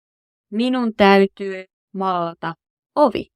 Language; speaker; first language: Finnish; non-native, fluent; English